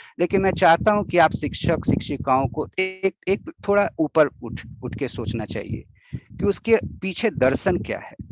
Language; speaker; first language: Hindi; native; Hindi